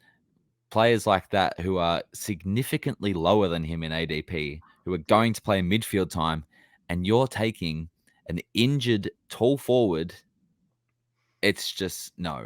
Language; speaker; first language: English; native; English